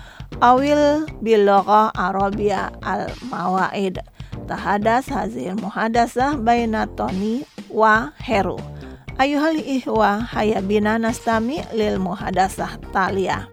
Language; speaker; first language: Arabic; non-native, fluent; Indonesian